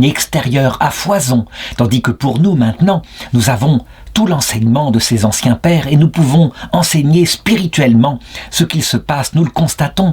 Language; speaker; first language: French; native; French